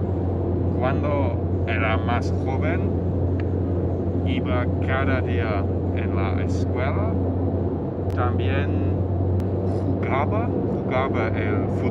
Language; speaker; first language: Spanish; non-native, learner; English